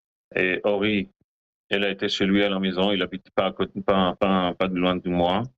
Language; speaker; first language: French; non-native, learner; Hebrew